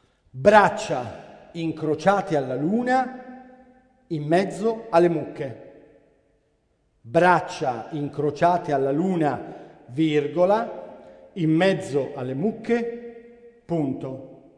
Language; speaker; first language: Italian; native; Italian